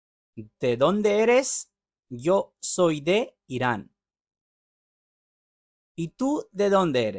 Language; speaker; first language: Spanish; non-native, fluent; Urdu